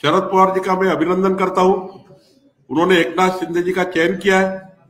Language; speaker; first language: Hindi; non-native, local second language; Marathi